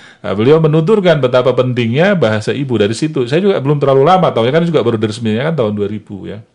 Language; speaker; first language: Indonesian; non-native, local second language; Malay